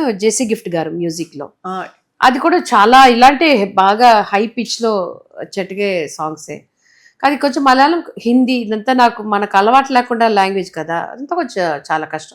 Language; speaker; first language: Telugu; non-native, local second language; Tamil